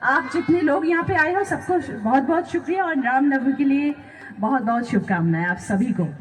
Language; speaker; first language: Hindi; non-native, local second language; Bangla